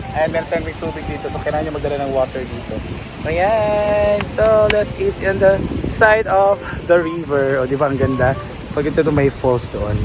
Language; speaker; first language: Filipino; non-native, local second language; Cebuano